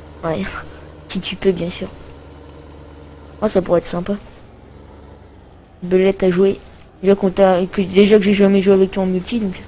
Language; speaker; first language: French; native; French